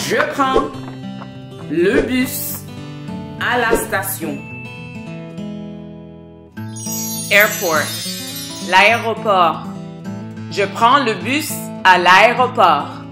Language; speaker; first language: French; non-native, fluent; English